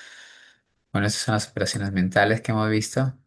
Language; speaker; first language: Spanish; native; Spanish